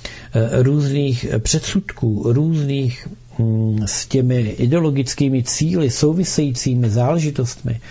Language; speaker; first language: Czech; native; Czech